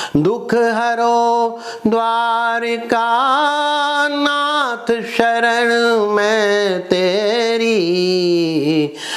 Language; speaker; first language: Hindi; native; Hindi